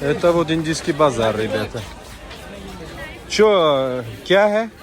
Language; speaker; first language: Russian; non-native, fluent; Tajik